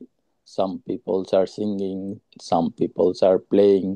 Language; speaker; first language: English; non-native, learner; Bangla